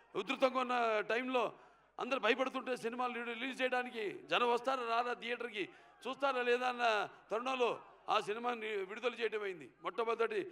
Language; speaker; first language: Telugu; native; Telugu